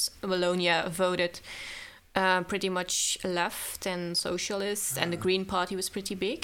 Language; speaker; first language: English; non-native, fluent; Dutch